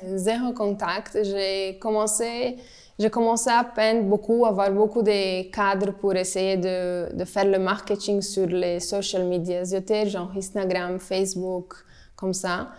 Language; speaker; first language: French; early bilingual, heritage; French